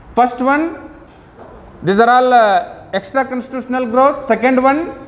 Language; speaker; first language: English; non-native, local second language; Kannada